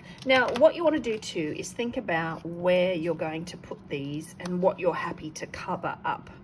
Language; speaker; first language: English; native; English